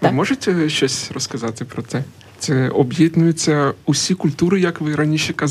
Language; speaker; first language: Ukrainian; non-native, local second language; Russian